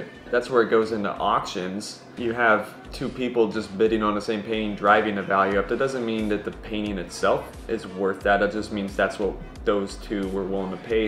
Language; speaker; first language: English; native; English